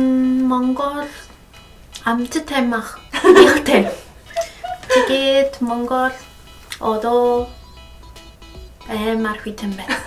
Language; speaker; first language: Mongolian; non-native, learner; Spanish